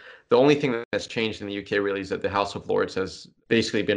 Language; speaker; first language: English; non-native, fluent; French